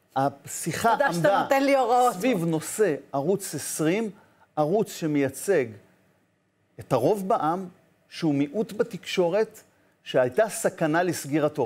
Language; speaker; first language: Hebrew; native; Hebrew